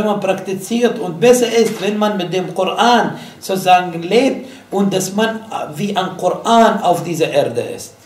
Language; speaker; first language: German; non-native, fluent; Arabic